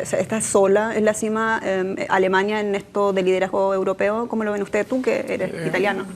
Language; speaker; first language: Spanish; native; Spanish